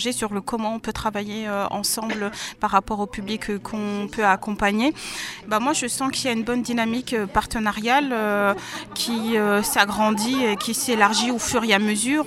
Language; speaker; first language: French; native; French